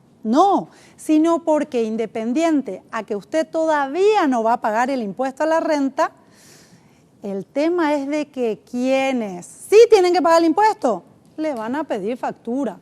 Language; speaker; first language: Spanish; native; Spanish